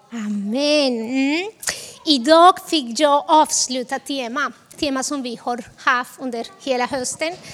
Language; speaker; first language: Swedish; non-native, fluent; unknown